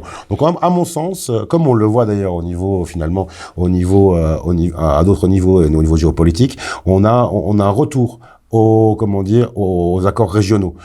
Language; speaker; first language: French; native; French